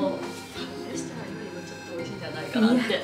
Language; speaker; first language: Japanese; non-native, fluent; Chinese